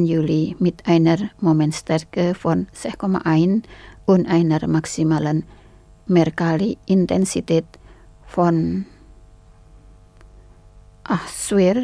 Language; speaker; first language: German; non-native, fluent; Indonesian